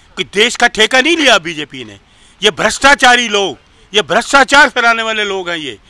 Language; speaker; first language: Hindi; native; Hindi